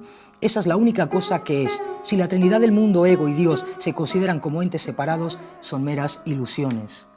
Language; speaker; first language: Spanish; native; Spanish